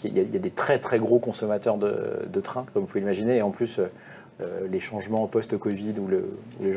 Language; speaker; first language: French; native; French